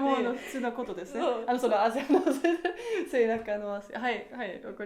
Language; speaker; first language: Japanese; non-native, learner; German